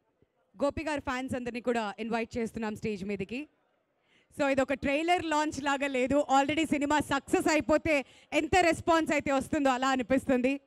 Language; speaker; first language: Telugu; native; Telugu